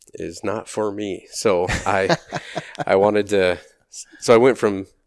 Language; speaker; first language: English; native; English